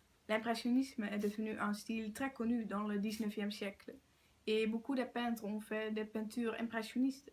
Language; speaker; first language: French; non-native, learner; Dutch